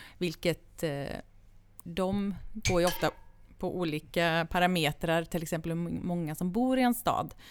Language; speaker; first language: Swedish; native; Swedish